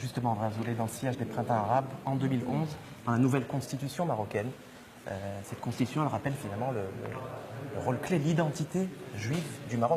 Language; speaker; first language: French; native; French